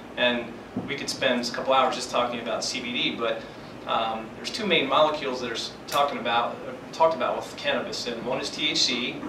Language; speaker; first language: English; native; English